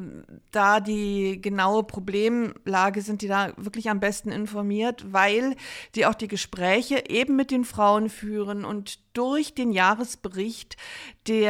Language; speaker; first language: German; native; German